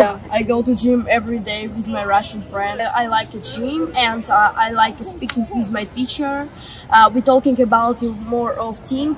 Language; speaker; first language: English; non-native, learner; Russian